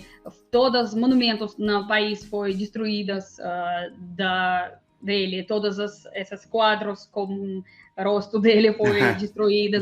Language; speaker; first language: Portuguese; non-native, fluent; Russian